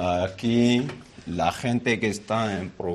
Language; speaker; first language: Spanish; non-native, learner; Bambara